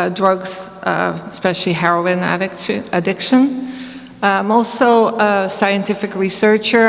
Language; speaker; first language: English; non-native, fluent; Dutch